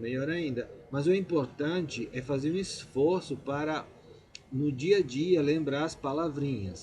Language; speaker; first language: Portuguese; non-native, fluent; Italian